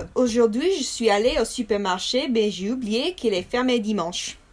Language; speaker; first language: French; non-native, learner; English